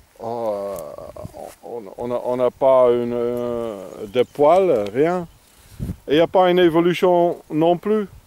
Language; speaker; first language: French; non-native, fluent; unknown